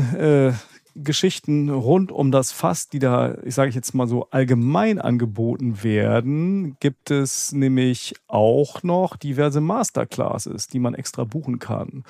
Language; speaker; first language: German; native; German